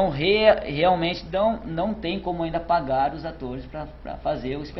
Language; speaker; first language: Portuguese; native; Portuguese